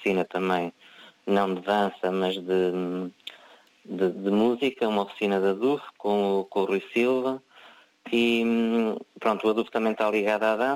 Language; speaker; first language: Portuguese; native; Portuguese